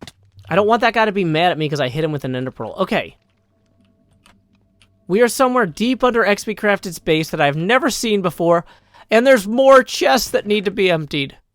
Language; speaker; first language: English; native; English